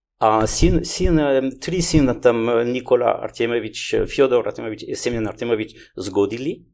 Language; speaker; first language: Ukrainian; non-native, learner; French